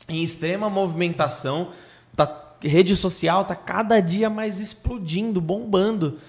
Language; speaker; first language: Portuguese; native; Portuguese